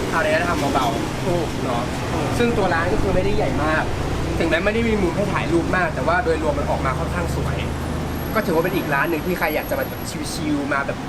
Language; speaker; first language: Thai; native; Thai